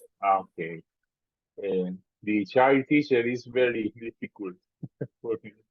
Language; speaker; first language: English; non-native, learner; Spanish